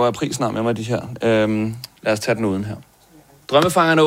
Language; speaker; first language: Danish; native; Danish